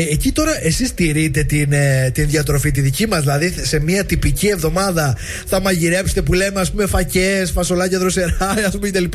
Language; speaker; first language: Greek; native; Greek